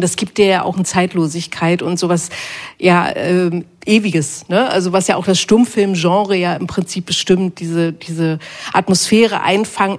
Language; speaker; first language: German; native; German